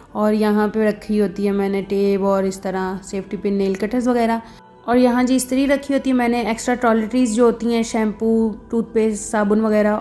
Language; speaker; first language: Urdu; native; Urdu